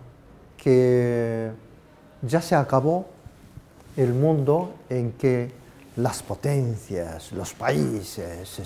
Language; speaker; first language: Spanish; non-native, fluent; Japanese